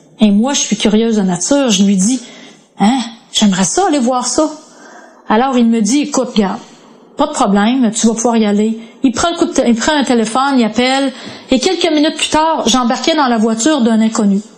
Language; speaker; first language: French; native; French